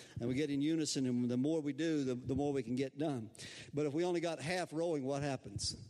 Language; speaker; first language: English; native; English